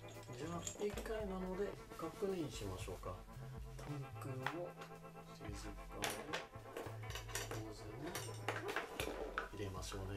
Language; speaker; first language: Japanese; non-native, learner; English